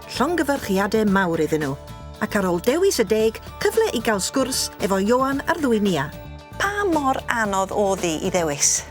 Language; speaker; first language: Welsh; native; Welsh